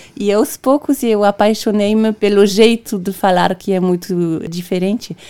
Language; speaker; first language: Portuguese; non-native, fluent; French